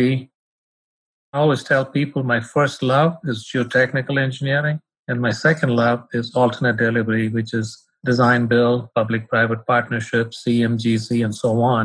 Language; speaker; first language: English; non-native, local second language; Tamil